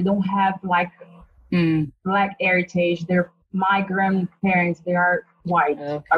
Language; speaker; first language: English; non-native, learner; Portuguese